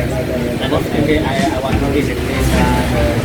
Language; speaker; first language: English; non-native, learner; Vietnamese